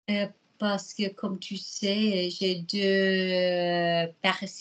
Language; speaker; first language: French; non-native, learner; English